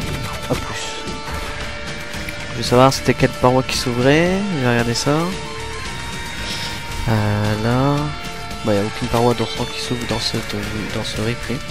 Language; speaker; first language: French; native; French